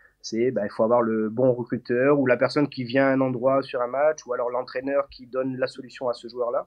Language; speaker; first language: French; native; French